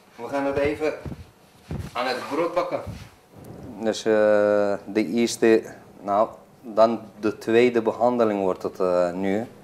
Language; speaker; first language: Dutch; non-native, fluent; Turkish